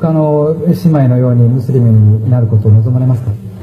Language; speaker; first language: Japanese; native; Japanese